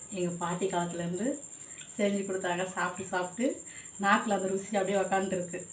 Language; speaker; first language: Tamil; native; Tamil